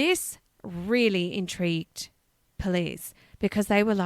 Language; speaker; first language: English; native; English